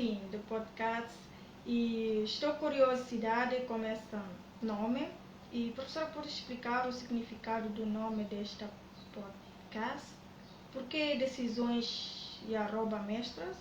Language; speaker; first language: Portuguese; non-native, learner; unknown